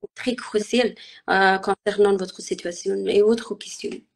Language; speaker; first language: French; non-native, learner; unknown